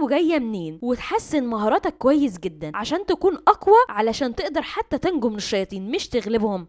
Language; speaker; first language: Arabic; native; Arabic